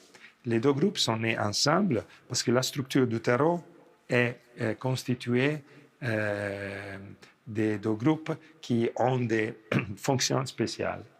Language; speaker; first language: French; non-native, fluent; Italian